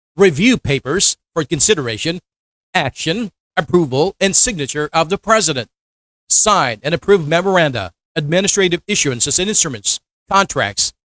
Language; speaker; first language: English; non-native, local second language; Filipino